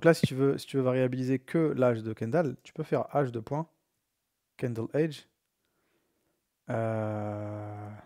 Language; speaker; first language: French; native; French